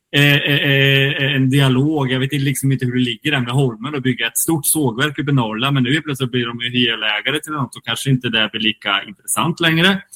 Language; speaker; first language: Swedish; native; Swedish